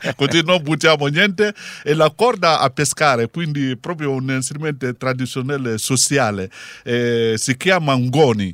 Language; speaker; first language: Italian; non-native, learner; Bambara